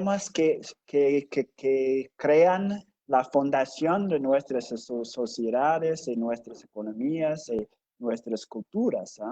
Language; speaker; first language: Spanish; non-native, fluent; English